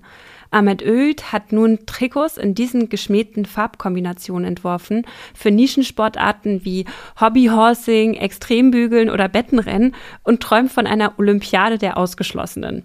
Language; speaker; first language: German; native; German